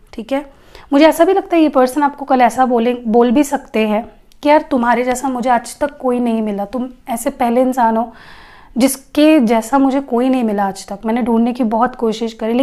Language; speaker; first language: Hindi; non-native, local second language; Marathi